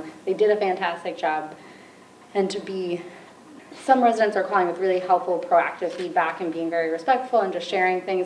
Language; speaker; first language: English; native; English